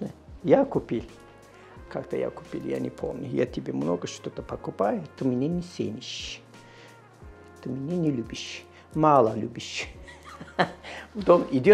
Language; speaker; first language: Russian; non-native, learner; Turkish